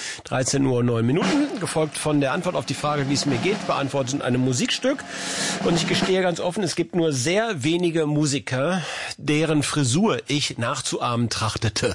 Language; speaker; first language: German; native; German